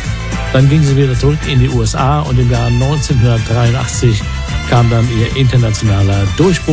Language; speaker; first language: German; native; German